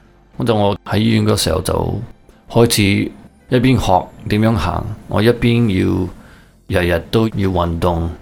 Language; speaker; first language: Cantonese; early bilingual, heritage; Cantonese